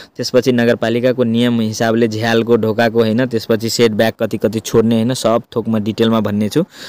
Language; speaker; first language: Nepali; native; Nepali